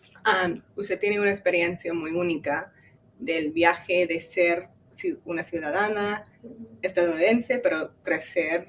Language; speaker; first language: Spanish; non-native, fluent; English